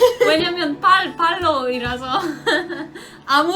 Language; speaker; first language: Korean; non-native, fluent; Polish